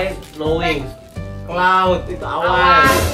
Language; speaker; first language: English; non-native, learner; Indonesian